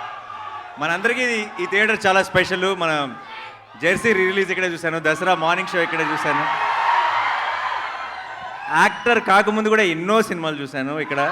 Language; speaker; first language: Telugu; native; Telugu